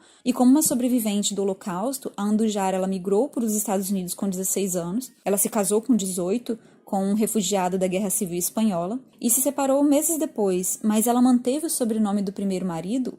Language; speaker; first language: Portuguese; native; Portuguese